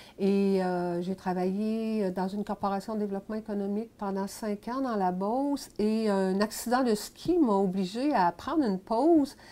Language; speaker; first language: French; native; French